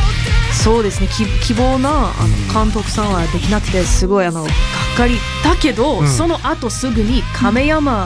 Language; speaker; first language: Japanese; non-native, learner; English